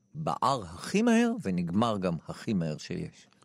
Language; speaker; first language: Hebrew; native; Hebrew